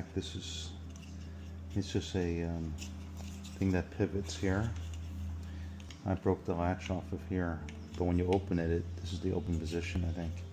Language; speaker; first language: English; native; English